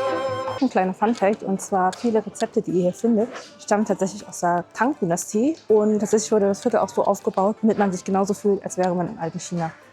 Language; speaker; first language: German; native; German